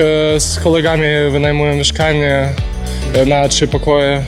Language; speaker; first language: Polish; non-native, learner; Ukrainian